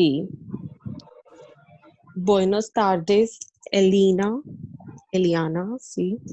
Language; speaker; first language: Spanish; non-native, learner; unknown